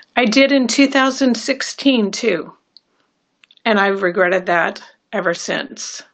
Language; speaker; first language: English; native; English